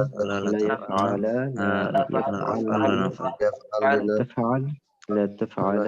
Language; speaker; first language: Arabic; non-native, learner; Bangla